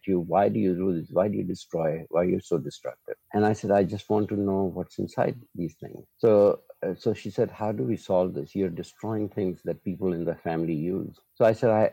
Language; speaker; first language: English; non-native, local second language; Urdu